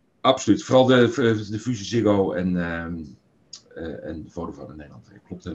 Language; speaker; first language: Dutch; native; Dutch